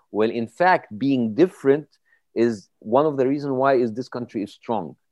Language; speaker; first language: English; non-native, fluent; Arabic